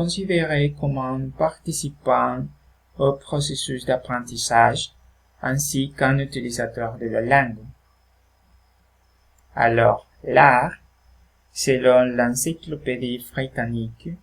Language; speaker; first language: French; non-native, fluent; Spanish